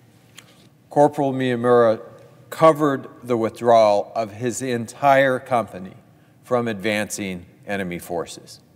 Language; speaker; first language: English; native; English